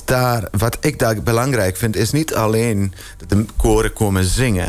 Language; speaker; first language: Dutch; non-native, fluent; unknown